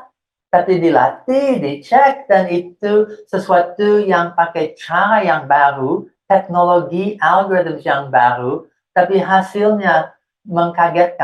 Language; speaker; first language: Indonesian; non-native, fluent; English